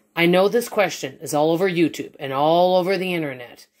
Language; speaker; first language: English; native; English